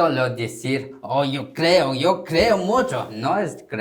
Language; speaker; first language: Spanish; non-native, learner; Korean